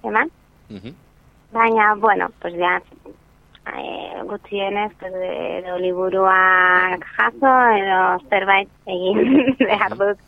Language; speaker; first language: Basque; non-native, local second language; Spanish